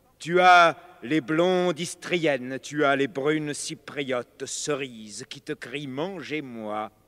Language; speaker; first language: French; native; French